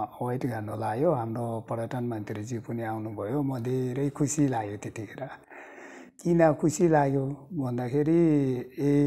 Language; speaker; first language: Nepali; non-native, local second language; Sherpa